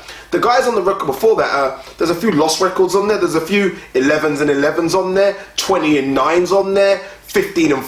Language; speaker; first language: English; native; English